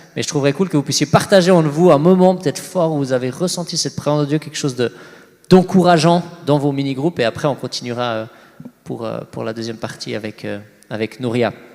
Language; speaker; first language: French; native; French